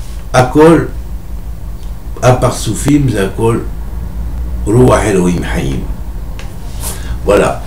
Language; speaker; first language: Hebrew; non-native, fluent; French